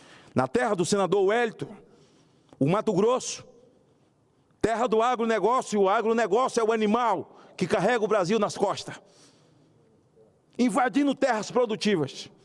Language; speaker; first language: Portuguese; native; Portuguese